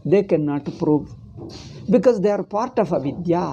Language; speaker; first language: English; non-native, local second language; Kannada